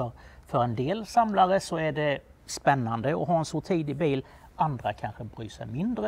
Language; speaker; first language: Swedish; native; Swedish